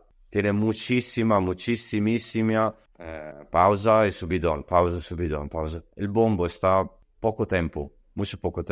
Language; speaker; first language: Spanish; non-native, learner; Italian